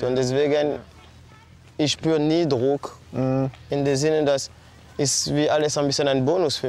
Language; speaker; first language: German; non-native, fluent; French